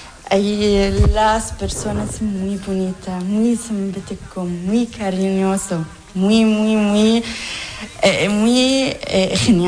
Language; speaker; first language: Spanish; non-native, learner; Arabic